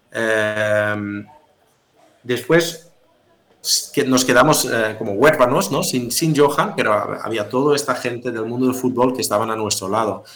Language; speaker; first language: Spanish; non-native, fluent; Dutch